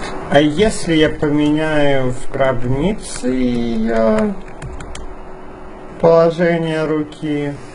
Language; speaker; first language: Russian; native; Russian